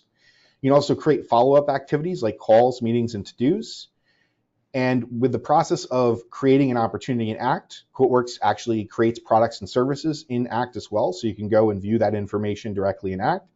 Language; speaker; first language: English; native; English